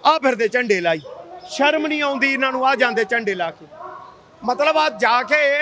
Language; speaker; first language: Punjabi; native; Punjabi